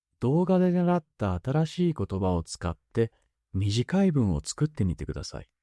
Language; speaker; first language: Japanese; native; Japanese